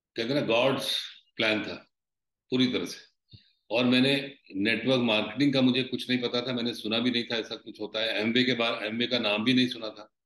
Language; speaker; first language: Hindi; native; Hindi